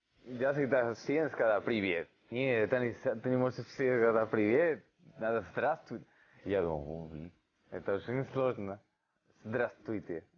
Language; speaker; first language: Russian; non-native, learner; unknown